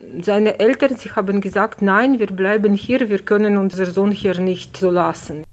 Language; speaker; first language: German; non-native, fluent; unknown